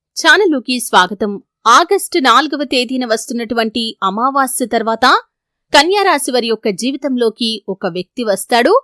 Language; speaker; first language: Telugu; native; Telugu